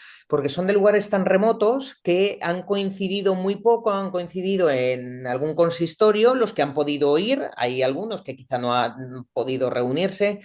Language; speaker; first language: Spanish; native; Spanish